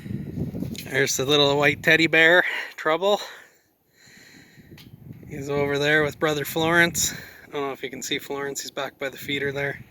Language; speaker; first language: English; native; English